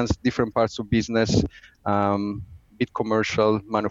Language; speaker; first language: English; non-native, fluent; Italian